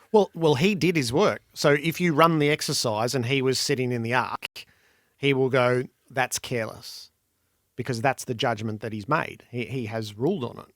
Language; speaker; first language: English; native; English